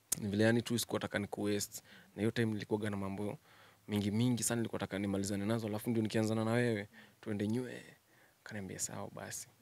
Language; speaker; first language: Swahili; native; Swahili